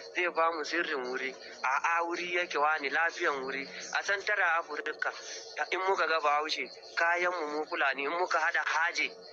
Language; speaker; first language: Hausa; non-native, local second language; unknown